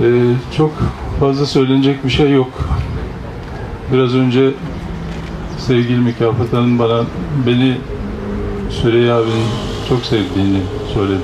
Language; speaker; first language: Turkish; native; Turkish